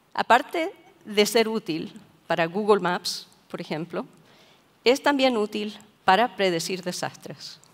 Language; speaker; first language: Spanish; native; Spanish